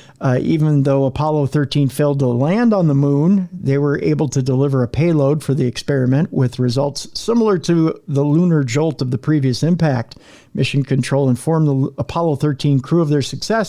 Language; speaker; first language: English; native; English